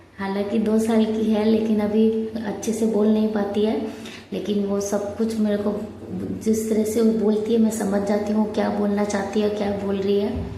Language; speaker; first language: Hindi; non-native, local second language; Bangla